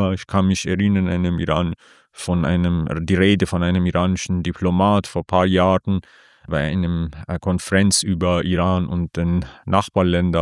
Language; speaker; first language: German; non-native, fluent; Persian